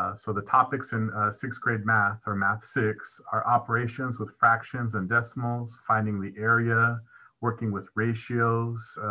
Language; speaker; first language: English; early bilingual, other home language; Spanish